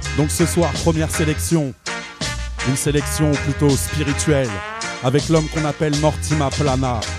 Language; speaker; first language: French; native; French